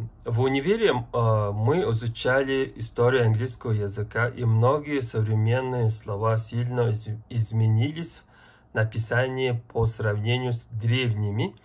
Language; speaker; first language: Russian; non-native, learner; Mongolian